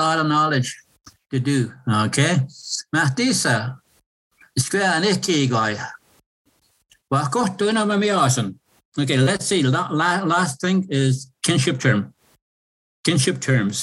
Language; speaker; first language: English; non-native, fluent; Cree